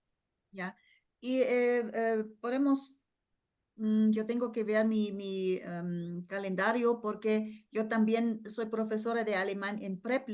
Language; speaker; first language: Spanish; non-native, fluent; German